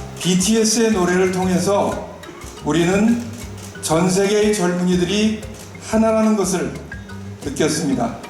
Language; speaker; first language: Korean; non-native, learner; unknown